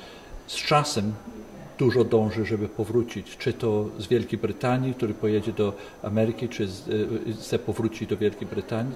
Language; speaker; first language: Polish; early bilingual, heritage; Polish